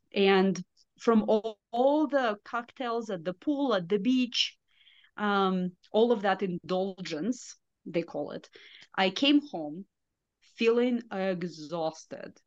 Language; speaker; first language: English; non-native, fluent; Russian